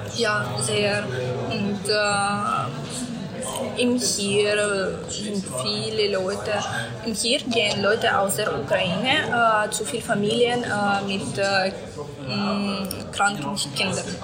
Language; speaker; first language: German; non-native, learner; Ukrainian